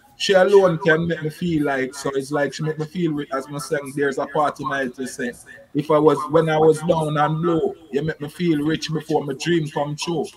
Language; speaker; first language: English; non-native, local second language; Jamaican Creole English